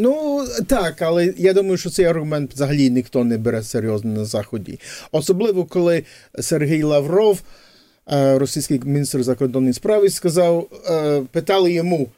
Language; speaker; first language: Ukrainian; early bilingual, heritage; English